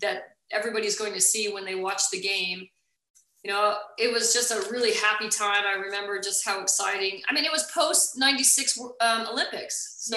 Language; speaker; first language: English; native; English